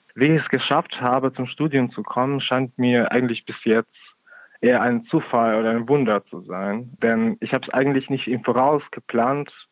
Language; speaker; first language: German; non-native, fluent; Ukrainian